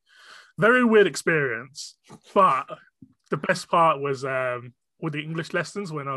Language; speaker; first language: English; non-native, local second language; Cantonese